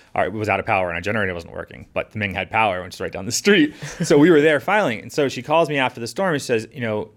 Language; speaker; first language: English; native; English